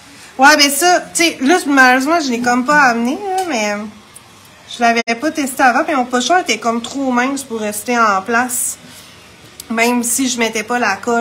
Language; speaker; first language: French; native; French